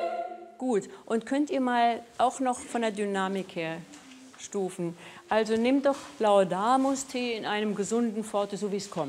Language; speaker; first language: German; native; German